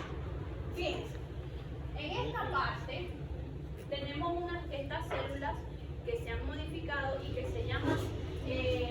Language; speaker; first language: Spanish; native; Spanish